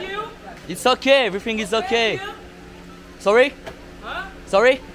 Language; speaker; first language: English; non-native, learner; French